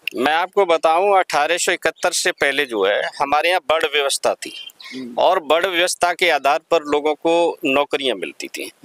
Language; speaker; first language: Hindi; native; Hindi